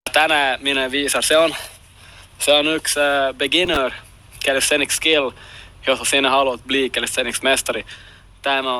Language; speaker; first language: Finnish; non-native, local second language; Swedish